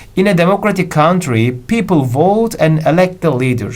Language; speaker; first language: English; non-native, fluent; Turkish